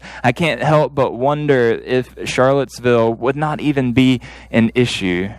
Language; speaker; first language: English; native; English